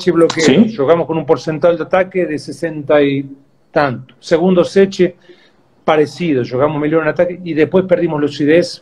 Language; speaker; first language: Portuguese; non-native, fluent; Spanish